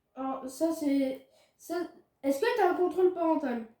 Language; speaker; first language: French; native; French